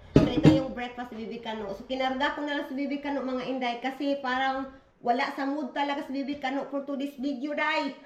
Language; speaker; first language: Filipino; non-native, local second language; Cebuano